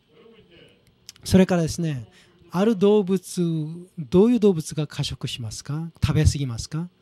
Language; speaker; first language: Japanese; non-native, fluent; Korean